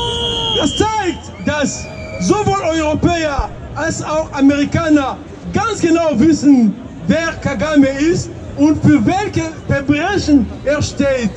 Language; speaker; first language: German; non-native, fluent; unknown